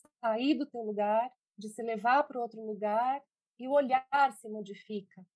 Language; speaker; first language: Portuguese; early bilingual, other home language; Spanish